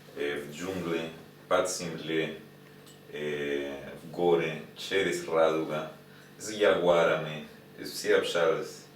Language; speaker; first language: Russian; non-native, learner; Spanish